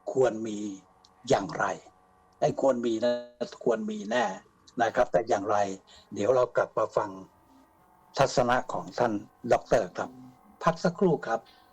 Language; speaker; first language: Thai; native; Thai